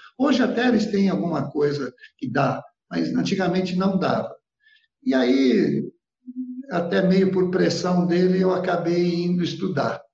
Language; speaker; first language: Portuguese; early bilingual, other home language; Italian